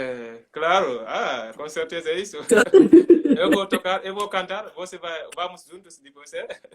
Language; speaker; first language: Portuguese; non-native, learner; Mandingo